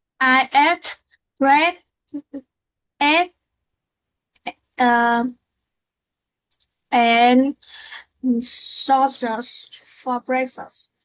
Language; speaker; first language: English; non-native, learner; Vietnamese